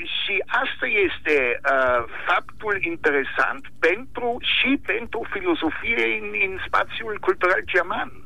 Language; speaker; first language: Romanian; non-native, fluent; German